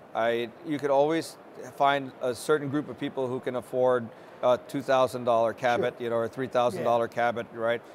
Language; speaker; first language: English; non-native, local second language; Filipino